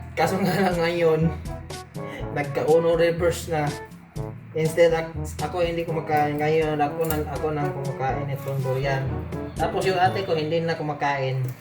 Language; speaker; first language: Filipino; non-native, local second language; Cebuano